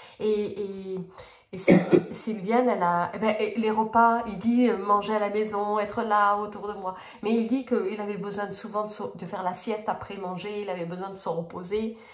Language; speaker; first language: French; native; French